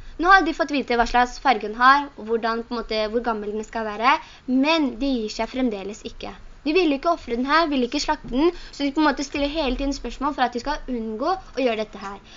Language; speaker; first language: Norwegian; early bilingual, other home language; Urdu